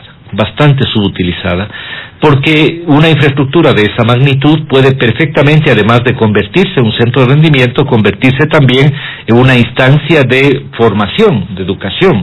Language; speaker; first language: Spanish; native; Spanish